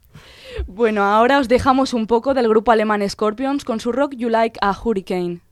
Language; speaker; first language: Spanish; native; Spanish